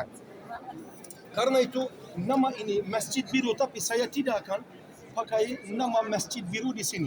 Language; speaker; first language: Indonesian; non-native, learner; Turkish